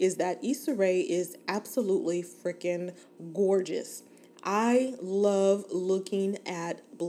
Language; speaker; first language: English; native; English